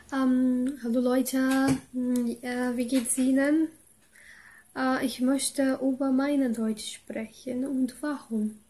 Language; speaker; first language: German; non-native, learner; Portuguese